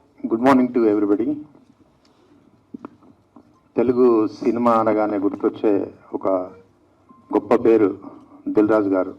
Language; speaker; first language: Telugu; native; Telugu